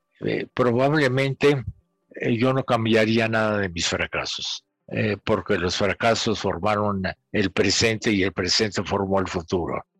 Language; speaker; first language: Spanish; native; Spanish